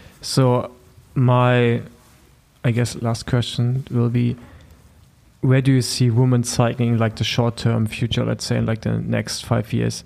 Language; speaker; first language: English; non-native, fluent; German